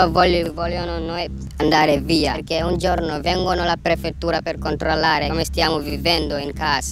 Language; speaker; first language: Italian; non-native, learner; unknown